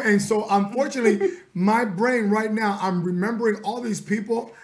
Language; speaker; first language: English; early bilingual, other home language; Spanish